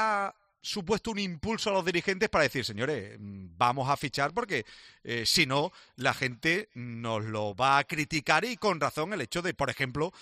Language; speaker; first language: Spanish; native; Spanish